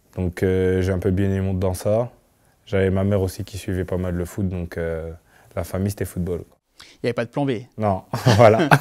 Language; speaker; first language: French; native; French